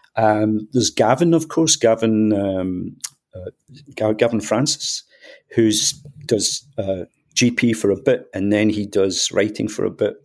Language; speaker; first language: English; native; English